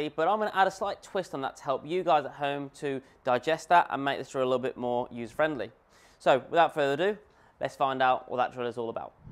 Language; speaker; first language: English; native; English